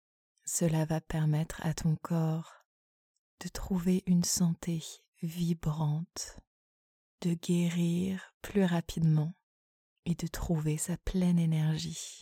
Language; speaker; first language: French; native; French